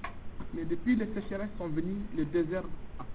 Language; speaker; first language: French; non-native, local second language; Tamasheq